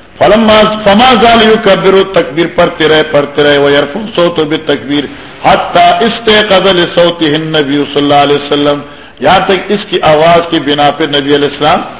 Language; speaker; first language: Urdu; non-native, local second language; Northern Hindko